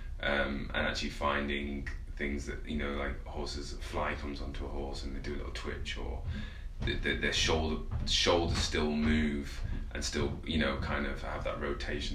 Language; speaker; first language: English; native; English